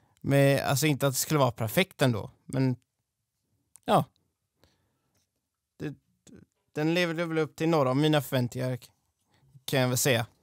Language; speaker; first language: Swedish; native; Swedish